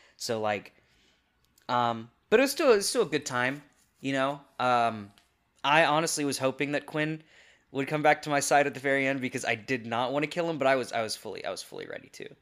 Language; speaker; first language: English; native; English